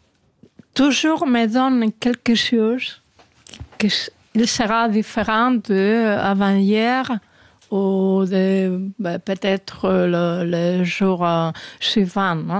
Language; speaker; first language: French; non-native, fluent; Spanish